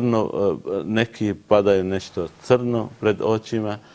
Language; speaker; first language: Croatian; non-native, learner; Arabic